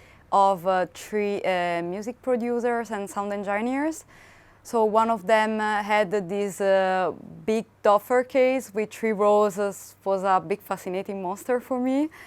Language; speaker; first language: English; non-native, fluent; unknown